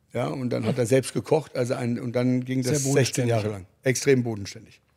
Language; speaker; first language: German; early bilingual, other home language; English